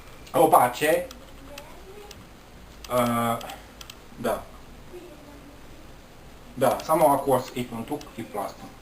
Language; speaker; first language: Bulgarian; non-native, learner; Finnish